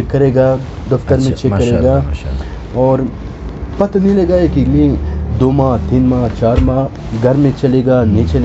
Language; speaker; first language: Hindi; non-native, learner; Pashto